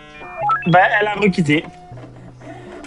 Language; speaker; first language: French; native; French